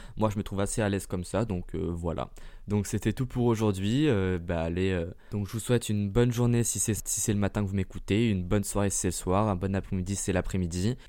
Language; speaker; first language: French; early bilingual, heritage; French